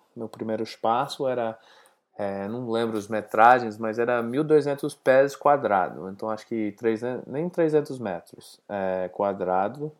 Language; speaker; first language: Portuguese; non-native, learner; English